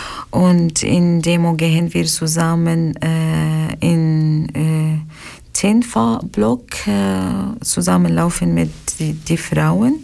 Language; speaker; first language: German; non-native, learner; Arabic